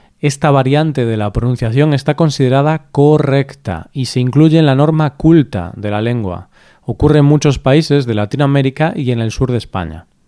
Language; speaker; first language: Spanish; native; Spanish